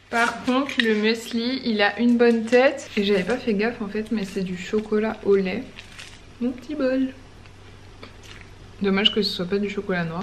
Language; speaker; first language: French; native; French